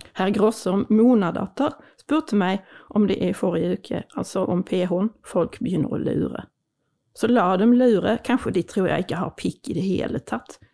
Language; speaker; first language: Norwegian; native; Norwegian